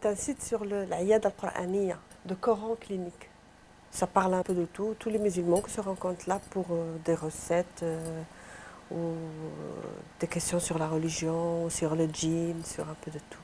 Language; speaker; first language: French; non-native, local second language; Arabic